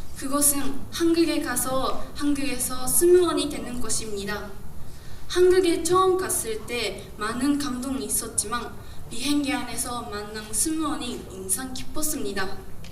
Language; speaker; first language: Korean; non-native, learner; Japanese